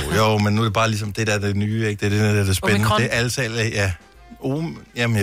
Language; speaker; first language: Danish; native; Danish